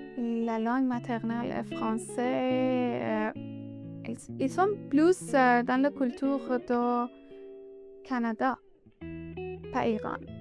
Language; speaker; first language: French; non-native, learner; Persian